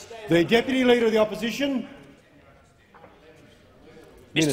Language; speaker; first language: English; native; English